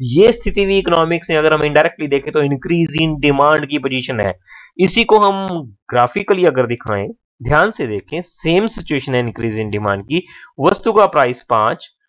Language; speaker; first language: Hindi; native; Hindi